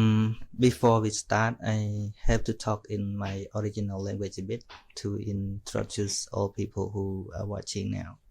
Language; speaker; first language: English; non-native, fluent; Khmer